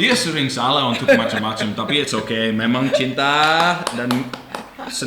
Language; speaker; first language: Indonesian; non-native, learner; English